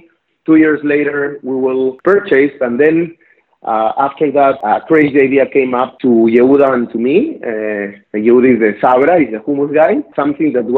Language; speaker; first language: English; non-native, fluent; Spanish